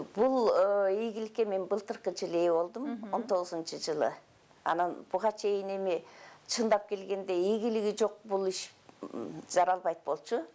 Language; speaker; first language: Kyrgyz; native; Kyrgyz